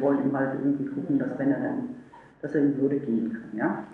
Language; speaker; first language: German; native; German